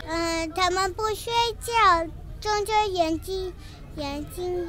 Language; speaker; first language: Chinese; early bilingual, heritage; Chinese